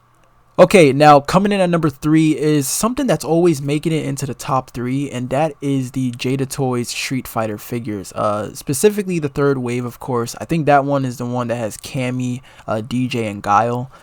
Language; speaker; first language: English; native; English